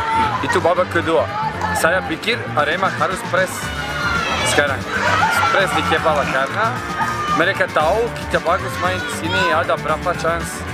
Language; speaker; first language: Indonesian; non-native, learner; Serbian